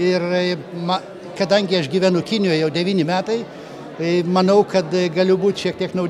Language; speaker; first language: Lithuanian; early bilingual, heritage; Lithuanian